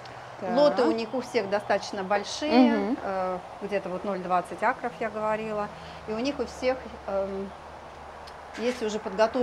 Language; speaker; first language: Russian; native; Russian